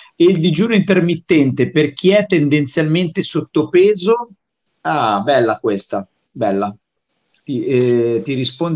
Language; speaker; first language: Italian; native; Italian